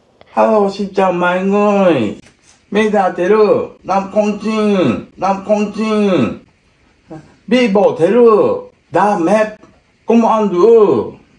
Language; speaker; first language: Vietnamese; non-native, learner; Japanese